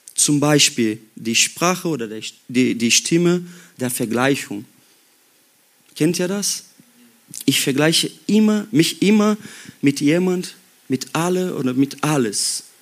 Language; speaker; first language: German; non-native, learner; Portuguese